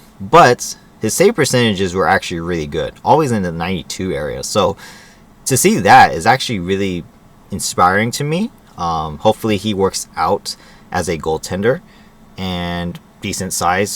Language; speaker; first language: English; native; English